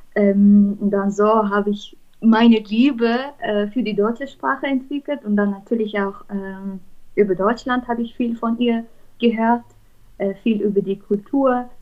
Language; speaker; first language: German; non-native, fluent; Armenian